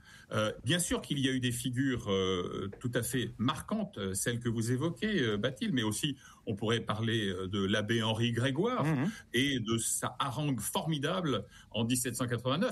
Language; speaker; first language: French; native; French